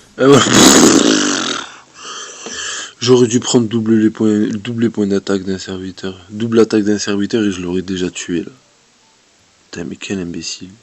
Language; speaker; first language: French; native; French